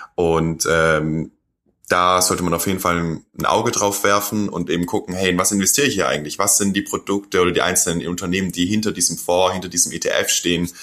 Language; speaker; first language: German; non-native, fluent; Korean